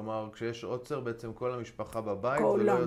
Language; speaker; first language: Hebrew; native; Hebrew